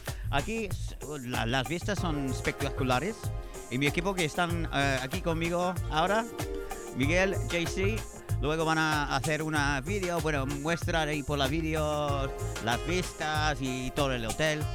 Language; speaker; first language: Spanish; non-native, fluent; English